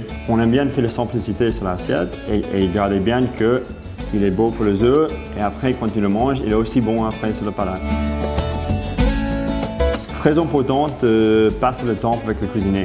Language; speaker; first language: French; non-native, fluent; English